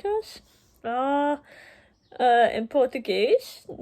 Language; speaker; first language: Portuguese; non-native, learner; German